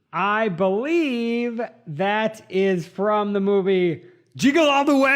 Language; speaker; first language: English; native; English